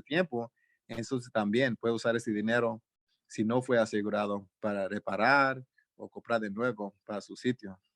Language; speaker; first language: Spanish; early bilingual, heritage; Spanish